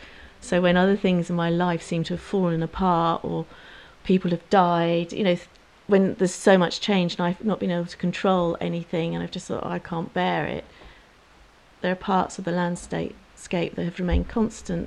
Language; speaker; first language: English; native; English